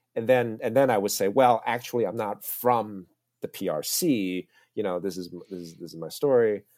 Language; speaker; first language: English; early bilingual, other home language; Chinese